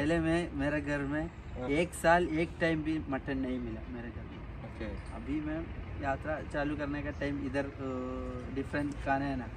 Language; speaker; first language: Hindi; non-native, local second language; Malayalam